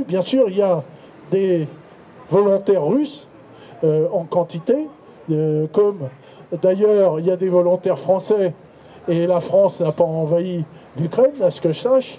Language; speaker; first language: French; native; French